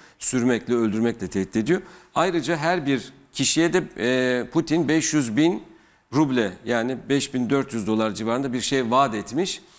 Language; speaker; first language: Turkish; native; Turkish